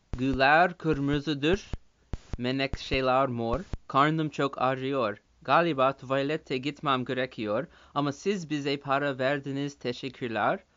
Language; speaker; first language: Turkish; non-native, learner; English